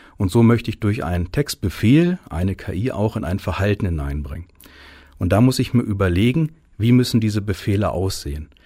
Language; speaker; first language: German; native; German